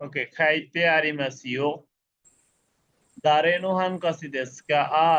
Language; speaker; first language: Japanese; non-native, fluent; Bangla